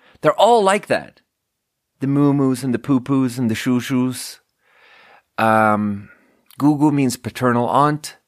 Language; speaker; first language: English; native; English